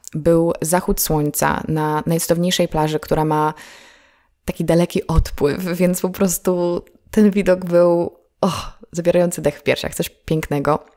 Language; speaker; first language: Polish; native; Polish